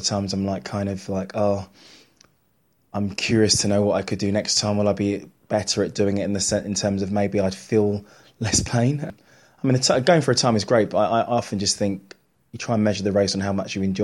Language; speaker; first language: English; native; English